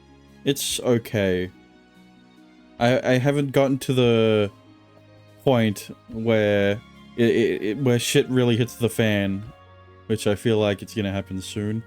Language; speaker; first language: English; native; English